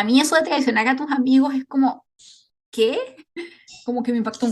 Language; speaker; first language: Spanish; native; Spanish